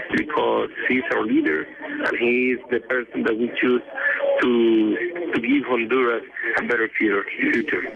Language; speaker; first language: English; non-native, fluent; Spanish